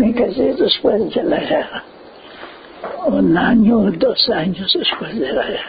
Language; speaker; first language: Spanish; early bilingual, heritage; Ladino